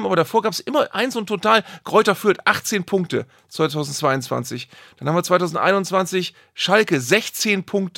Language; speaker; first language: German; native; German